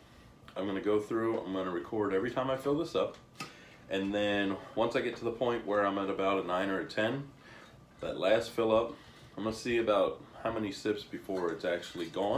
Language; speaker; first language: English; native; English